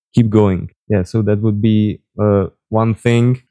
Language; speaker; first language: English; non-native, fluent; Czech